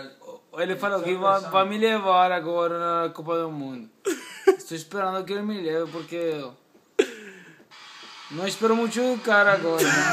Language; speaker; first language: Portuguese; non-native, learner; Spanish